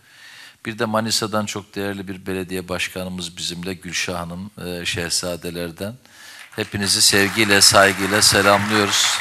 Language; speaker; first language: Turkish; native; Turkish